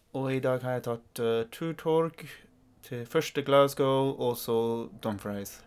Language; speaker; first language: Norwegian; non-native, learner; English